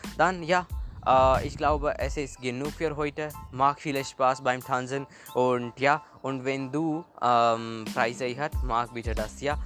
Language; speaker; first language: German; non-native, learner; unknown